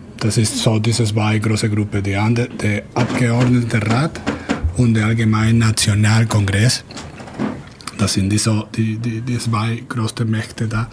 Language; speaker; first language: German; non-native, fluent; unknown